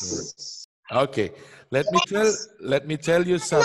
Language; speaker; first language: English; non-native, fluent; Indonesian